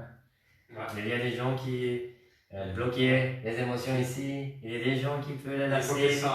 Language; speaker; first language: French; non-native, learner; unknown